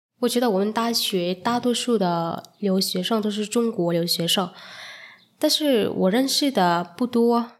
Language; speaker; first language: Chinese; non-native, fluent; Vietnamese